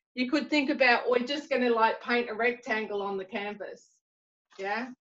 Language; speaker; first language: English; native; English